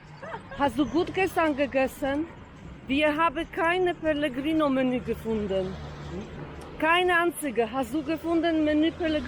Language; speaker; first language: German; non-native, learner; Polish